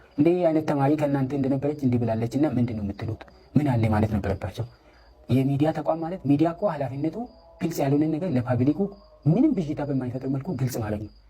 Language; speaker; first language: Amharic; non-native, local second language; Oromo